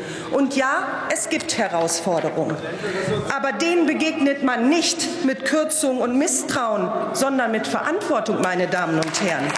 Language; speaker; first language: German; native; German